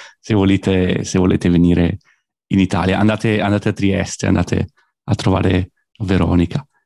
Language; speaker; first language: Italian; native; Italian